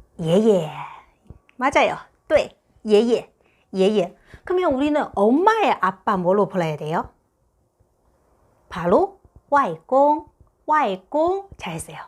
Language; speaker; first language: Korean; non-native, fluent; Chinese